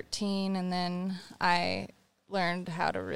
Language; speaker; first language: English; native; English